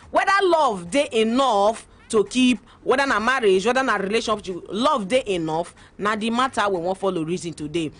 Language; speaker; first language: Nigerian Pidgin; non-native, local second language; Igbo